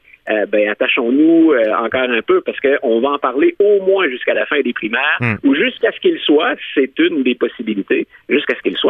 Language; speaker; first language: French; native; French